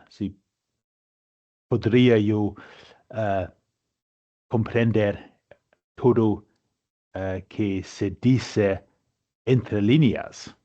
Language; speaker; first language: Spanish; non-native, fluent; English